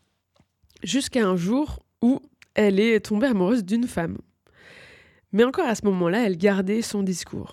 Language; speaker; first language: French; native; French